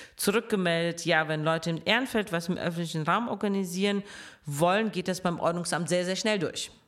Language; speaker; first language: German; non-native, fluent; Russian